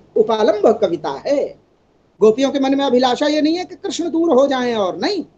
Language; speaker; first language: Hindi; native; Hindi